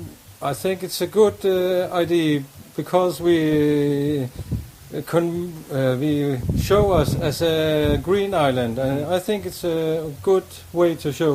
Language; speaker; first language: English; non-native, learner; Danish